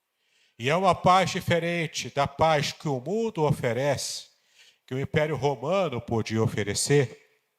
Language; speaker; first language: Portuguese; native; Portuguese